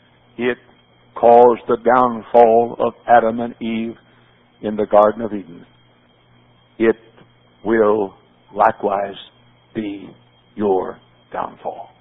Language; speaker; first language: English; native; English